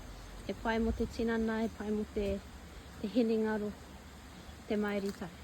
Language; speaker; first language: Māori; non-native, local second language; English